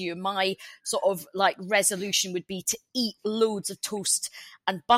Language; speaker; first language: English; native; English